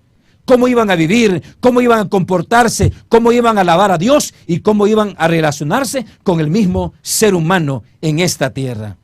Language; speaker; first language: Spanish; native; Spanish